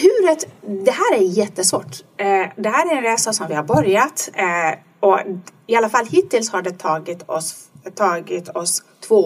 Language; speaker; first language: Swedish; non-native, fluent; Persian